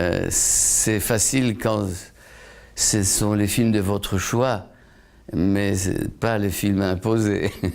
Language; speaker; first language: French; non-native, fluent; Polish